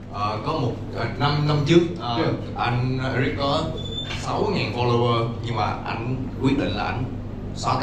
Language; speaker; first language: Vietnamese; native; Vietnamese